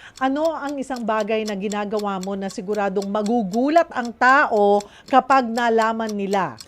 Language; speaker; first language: Filipino; native; Filipino